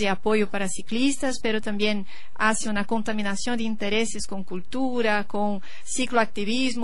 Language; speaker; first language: Spanish; non-native, learner; Portuguese